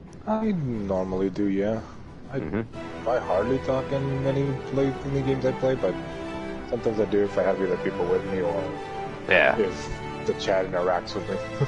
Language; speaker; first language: English; native; English